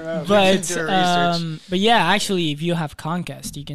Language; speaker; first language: English; non-native, fluent; Spanish